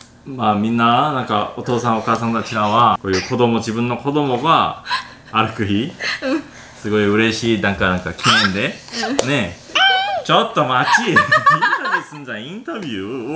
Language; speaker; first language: Japanese; non-native, fluent; Korean